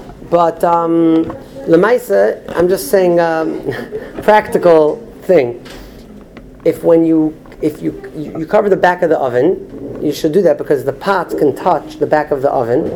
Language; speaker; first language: English; native; English